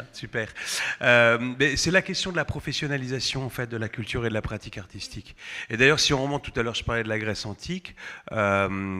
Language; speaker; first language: French; native; French